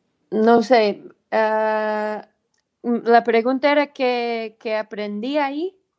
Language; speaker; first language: Spanish; non-native, fluent; English